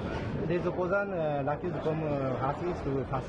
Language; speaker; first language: French; non-native, learner; Japanese